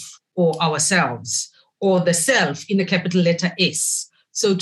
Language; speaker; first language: English; non-native, local second language; Zulu